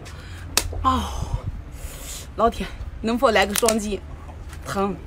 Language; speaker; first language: Chinese; native; Chinese